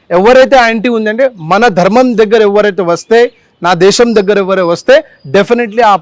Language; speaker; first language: Telugu; non-native, local second language; Marathi